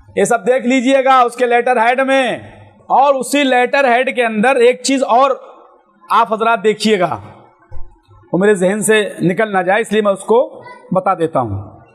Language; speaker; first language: Urdu; native; Urdu